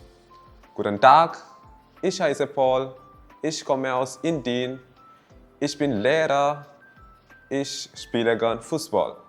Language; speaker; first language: German; non-native, fluent; Malayalam